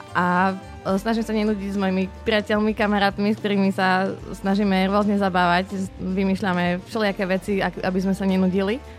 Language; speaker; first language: Slovak; native; Slovak